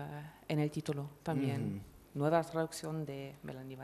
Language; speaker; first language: Spanish; non-native, fluent; German